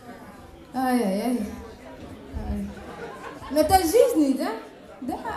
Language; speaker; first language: Russian; non-native, learner; English